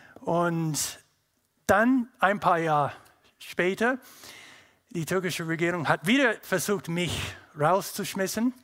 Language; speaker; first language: German; non-native, learner; English